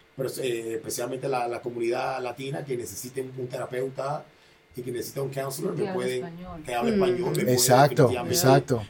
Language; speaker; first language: English; non-native, fluent; Spanish